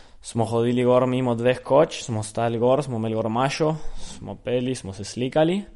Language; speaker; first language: Slovenian; early bilingual, heritage; Slovenian